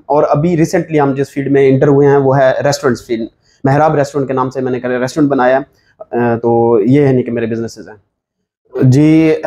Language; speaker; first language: Urdu; non-native, local second language; Saraiki